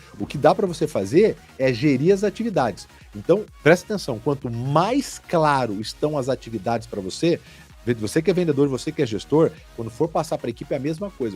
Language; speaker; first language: Portuguese; native; Portuguese